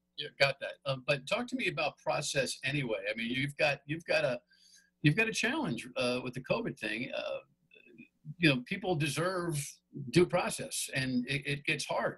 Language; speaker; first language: English; native; English